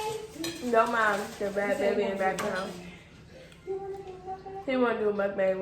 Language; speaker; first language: English; native; English